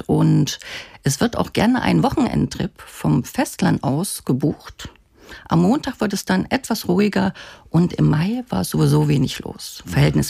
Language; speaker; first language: German; native; German